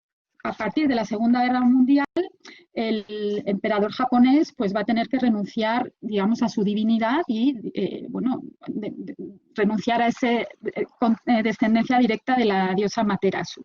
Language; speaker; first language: Spanish; native; Spanish